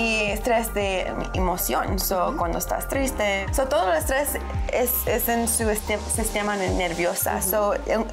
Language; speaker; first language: Spanish; early bilingual, heritage; English